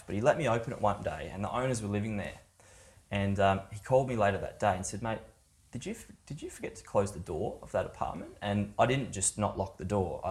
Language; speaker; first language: English; native; English